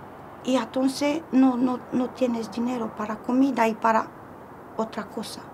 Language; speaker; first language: Spanish; non-native, learner; Romanian